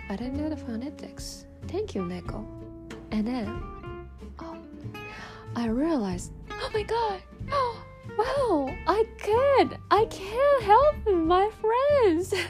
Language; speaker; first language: English; non-native, learner; Japanese